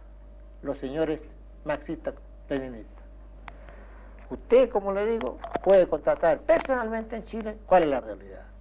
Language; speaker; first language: Spanish; native; Spanish